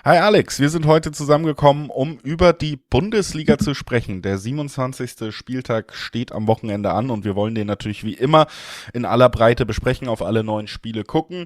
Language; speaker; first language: German; native; German